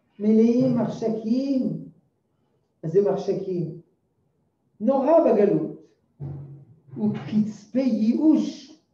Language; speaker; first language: Hebrew; non-native, fluent; French